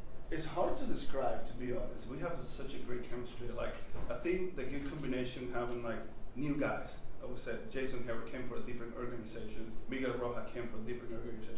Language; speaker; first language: English; non-native, fluent; Spanish